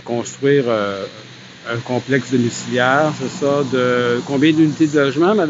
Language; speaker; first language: French; native; French